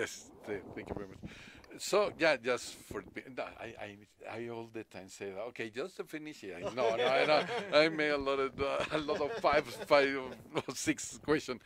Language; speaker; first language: English; non-native, learner; Spanish